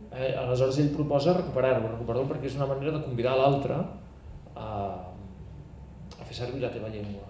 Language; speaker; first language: Catalan; native; Catalan